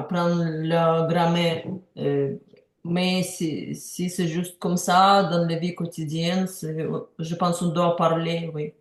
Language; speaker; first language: French; non-native, learner; Ukrainian